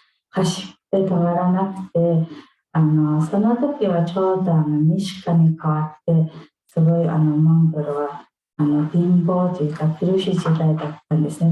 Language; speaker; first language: Japanese; non-native, fluent; Mongolian